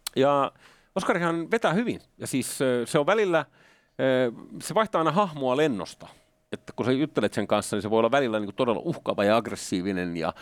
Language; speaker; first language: Finnish; native; Finnish